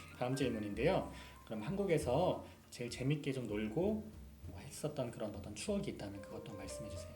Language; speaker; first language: Korean; native; Korean